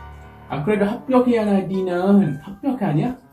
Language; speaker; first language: Korean; non-native, fluent; Malay